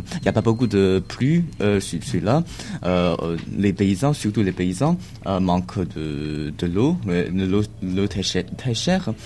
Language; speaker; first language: French; non-native, learner; Chinese